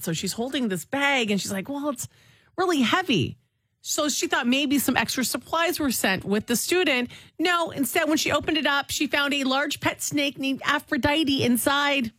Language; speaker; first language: English; native; English